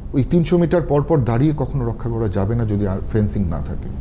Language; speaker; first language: Bangla; native; Bangla